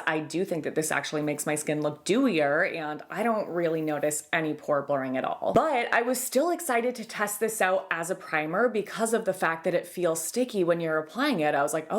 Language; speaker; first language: English; native; English